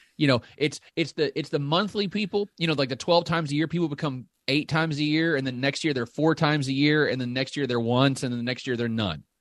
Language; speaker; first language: English; native; English